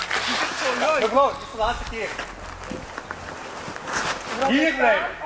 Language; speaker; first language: Dutch; native; Dutch